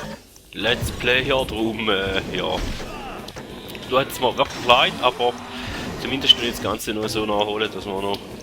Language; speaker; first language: German; native; German